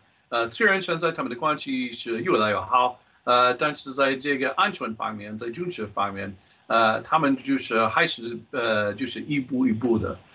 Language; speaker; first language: Chinese; non-native, fluent; English